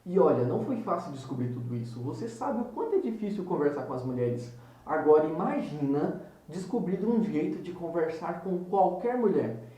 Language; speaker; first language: Portuguese; native; Portuguese